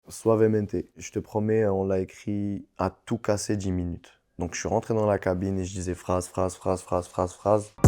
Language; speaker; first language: French; non-native, local second language; Arabic